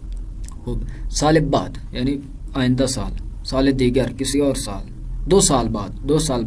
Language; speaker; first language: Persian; non-native, fluent; Urdu